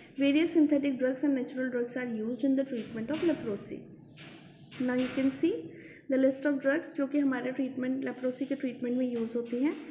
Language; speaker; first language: Hindi; native; Hindi